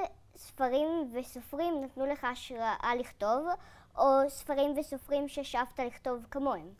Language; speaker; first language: Hebrew; native; Hebrew